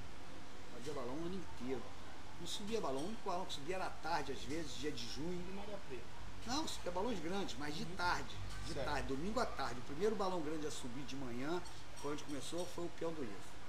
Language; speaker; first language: Portuguese; native; Portuguese